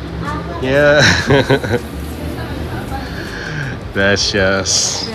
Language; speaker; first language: Japanese; native; Japanese